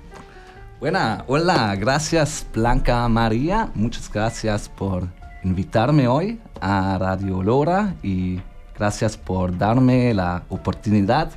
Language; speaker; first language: Spanish; non-native, learner; German